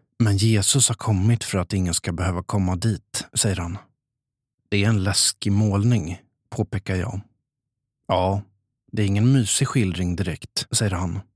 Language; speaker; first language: Swedish; native; Swedish